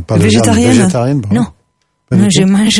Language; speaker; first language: French; non-native, learner; Spanish